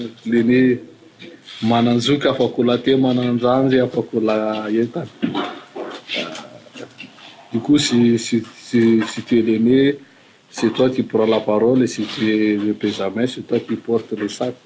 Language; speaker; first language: French; non-native, local second language; Malagasy